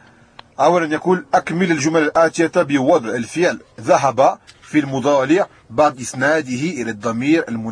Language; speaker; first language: Arabic; non-native, fluent; French